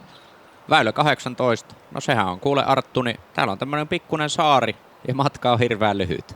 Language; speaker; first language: Finnish; native; Finnish